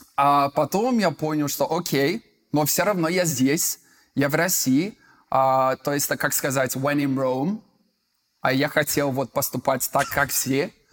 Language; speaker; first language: Russian; non-native, fluent; English